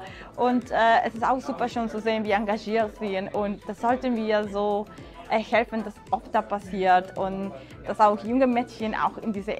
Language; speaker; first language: German; non-native, fluent; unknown